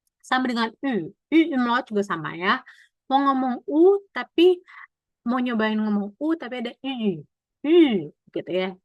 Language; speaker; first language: Indonesian; native; Indonesian